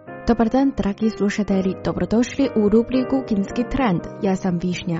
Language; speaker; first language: Croatian; non-native, fluent; Chinese